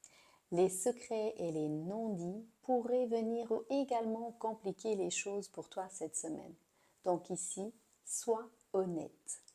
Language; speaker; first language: French; native; French